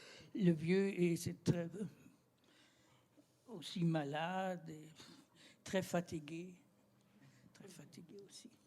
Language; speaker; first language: French; non-native, learner; German